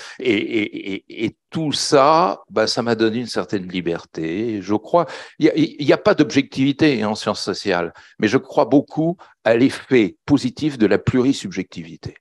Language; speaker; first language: French; native; French